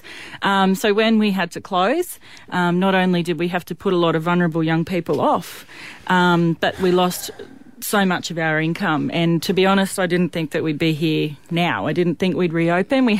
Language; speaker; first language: English; native; English